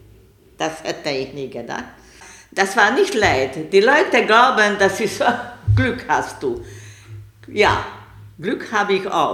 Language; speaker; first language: German; non-native, learner; Hungarian